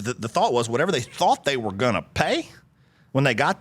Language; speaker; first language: English; native; English